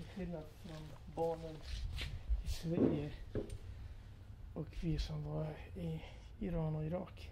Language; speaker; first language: Swedish; early bilingual, other home language; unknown